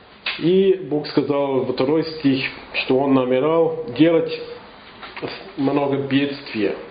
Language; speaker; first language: Russian; non-native, learner; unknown